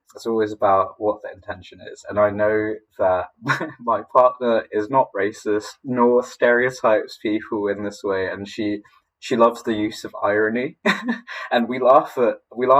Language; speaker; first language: English; native; English